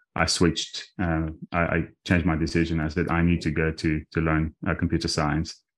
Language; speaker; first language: English; non-native, fluent; Armenian